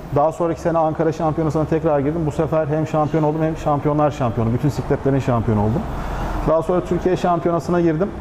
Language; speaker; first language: Turkish; native; Turkish